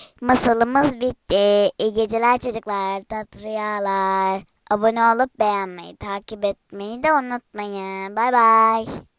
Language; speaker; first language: Turkish; native; Turkish